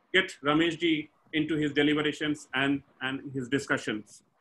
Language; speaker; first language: English; non-native, local second language; Bangla